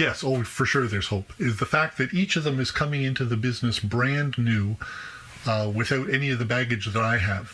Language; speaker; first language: English; native; English